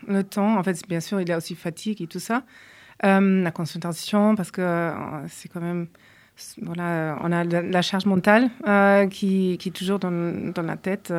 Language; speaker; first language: French; non-native, fluent; German